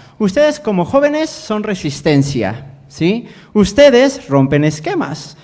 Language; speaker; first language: Spanish; native; Spanish